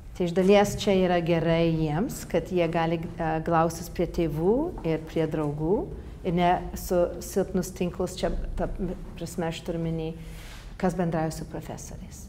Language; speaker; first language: Lithuanian; early bilingual, heritage; Lithuanian